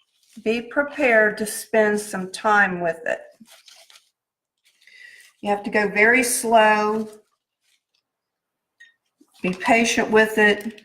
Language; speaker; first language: English; native; English